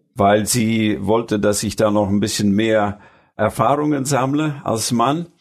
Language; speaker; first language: German; early bilingual, other home language; Russian